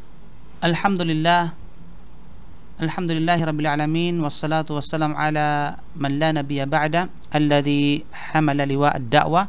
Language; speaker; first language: Arabic; non-native, fluent; Filipino